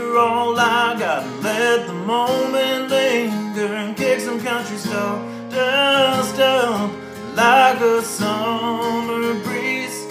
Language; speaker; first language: English; native; English